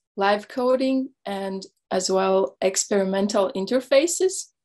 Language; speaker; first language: English; non-native, fluent; Latvian